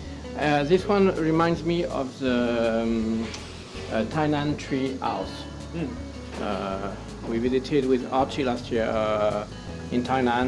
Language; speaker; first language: English; non-native, learner; French